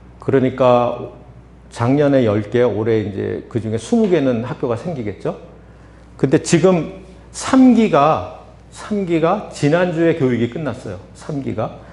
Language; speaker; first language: Korean; native; Korean